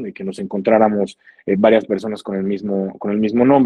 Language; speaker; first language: Spanish; native; Spanish